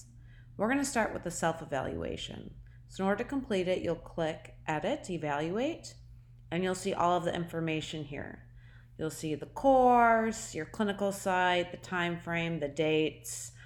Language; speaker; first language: English; native; English